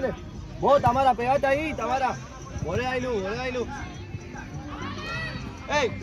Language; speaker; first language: Spanish; native; Spanish